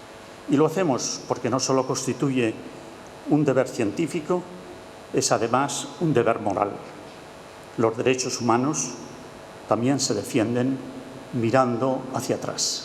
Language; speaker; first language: Spanish; native; Spanish